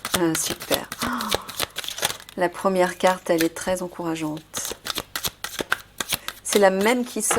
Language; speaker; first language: French; native; French